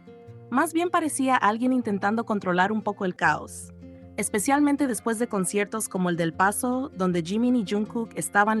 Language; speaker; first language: Spanish; native; Spanish